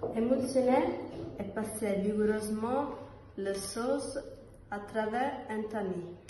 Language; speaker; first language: French; non-native, learner; Italian